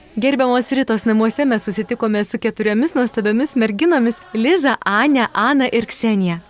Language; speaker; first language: Lithuanian; native; Lithuanian